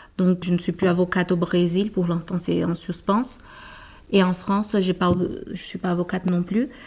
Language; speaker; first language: French; non-native, fluent; Portuguese